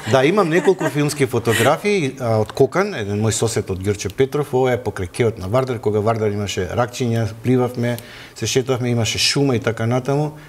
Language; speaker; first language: Macedonian; native; Macedonian